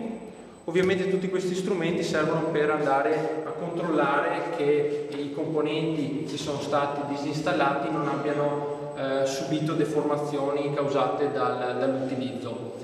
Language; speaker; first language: Italian; native; Italian